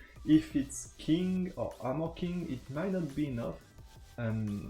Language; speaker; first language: English; non-native, fluent; French